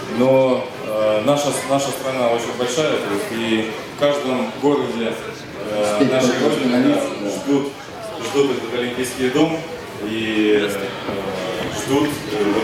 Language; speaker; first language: Russian; native; Russian